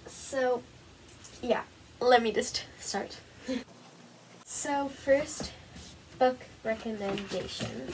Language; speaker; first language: English; native; English